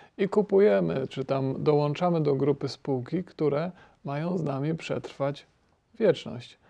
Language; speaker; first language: Polish; native; Polish